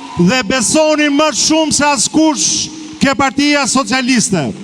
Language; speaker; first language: Albanian; native; Albanian